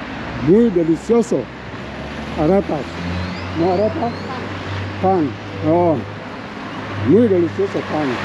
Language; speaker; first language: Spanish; non-native, learner; English